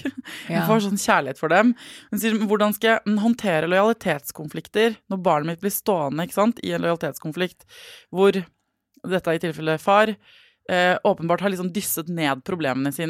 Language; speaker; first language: Norwegian; native; Norwegian